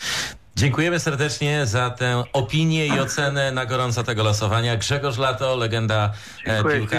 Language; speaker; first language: Polish; native; Polish